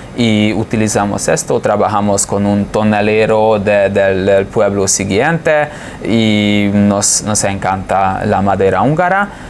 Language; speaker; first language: Spanish; non-native, fluent; Hungarian